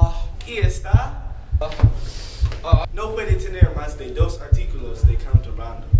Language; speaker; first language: Spanish; non-native, learner; English